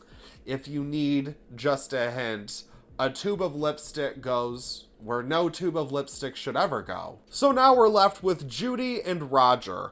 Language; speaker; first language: English; native; English